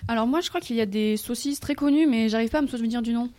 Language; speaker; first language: French; native; French